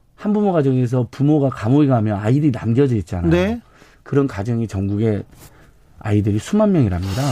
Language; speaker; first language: Korean; native; Korean